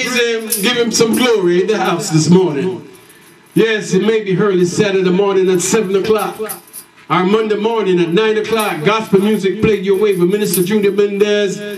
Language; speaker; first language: English; native; English